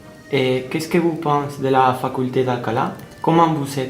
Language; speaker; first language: French; non-native, learner; Spanish